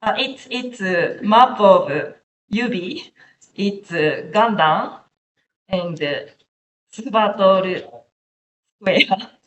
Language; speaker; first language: English; non-native, learner; Japanese